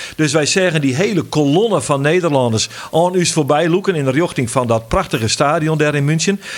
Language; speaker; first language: Dutch; non-native, local second language; Western Frisian